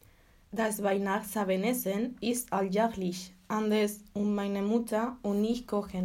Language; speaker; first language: German; non-native, learner; Spanish